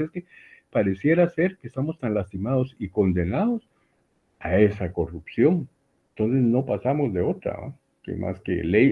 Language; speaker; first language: Spanish; native; Spanish